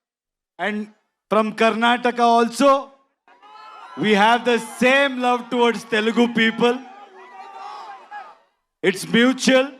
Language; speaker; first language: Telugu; non-native, learner; Kannada